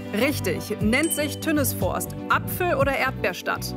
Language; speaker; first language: German; native; German